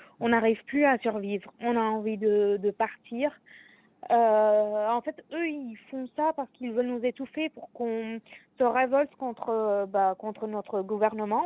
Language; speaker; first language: French; non-native, fluent; Arabic